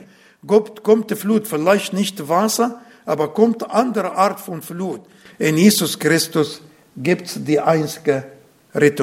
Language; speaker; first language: German; non-native, learner; Arabic